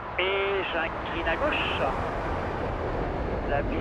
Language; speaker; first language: French; native; French